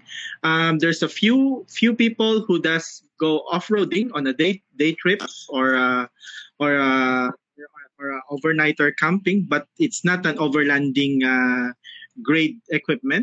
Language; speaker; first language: English; non-native, local second language; Filipino